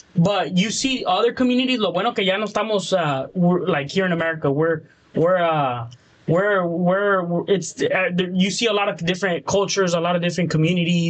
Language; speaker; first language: English; early bilingual, other home language; Spanish